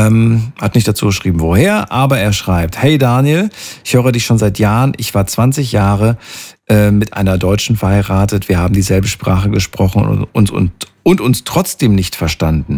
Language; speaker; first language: German; native; German